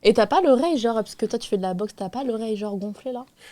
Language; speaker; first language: French; native; French